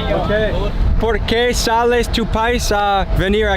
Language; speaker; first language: Spanish; non-native, learner; English